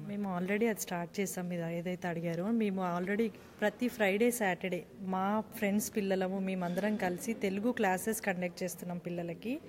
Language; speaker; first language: Telugu; native; Telugu